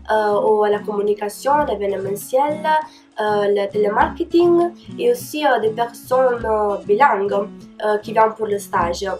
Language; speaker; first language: French; non-native, fluent; Italian